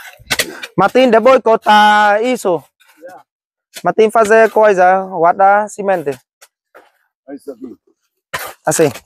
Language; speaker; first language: Portuguese; non-native, learner; Vietnamese